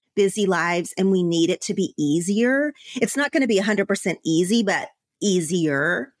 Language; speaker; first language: English; native; English